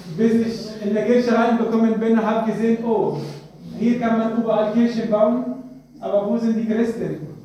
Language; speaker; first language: German; non-native, fluent; Arabic